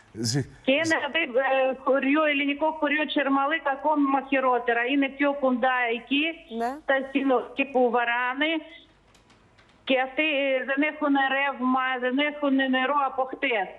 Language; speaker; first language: Greek; non-native, fluent; Russian